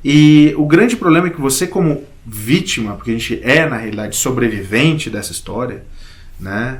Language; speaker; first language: Portuguese; native; Portuguese